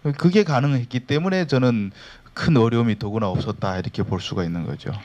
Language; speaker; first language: Korean; native; Korean